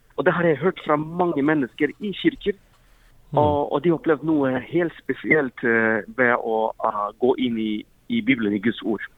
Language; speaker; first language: Norwegian; non-native, fluent; Ukrainian